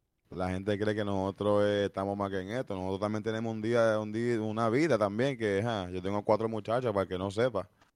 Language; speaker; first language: Spanish; early bilingual, heritage; Spanish